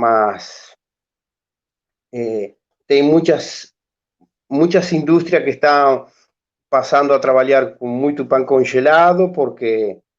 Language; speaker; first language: Portuguese; non-native, learner; Spanish